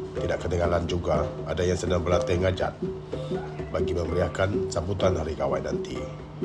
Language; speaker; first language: Malay; non-native, local second language; Iban